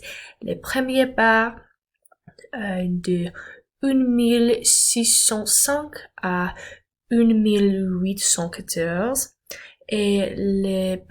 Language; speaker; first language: French; non-native, learner; English